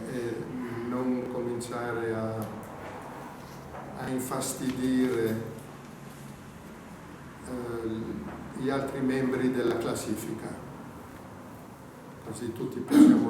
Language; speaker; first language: Italian; native; Italian